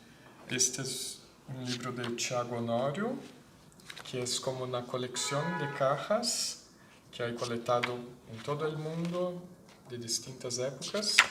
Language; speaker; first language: Spanish; non-native, fluent; Portuguese